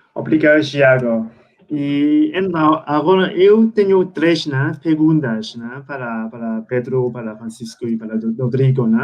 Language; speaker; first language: Portuguese; non-native, fluent; Spanish